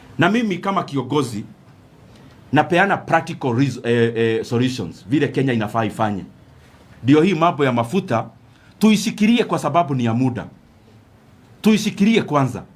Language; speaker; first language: Swahili; non-native, local second language; Kikuyu